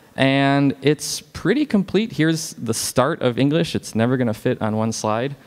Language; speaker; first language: English; native; English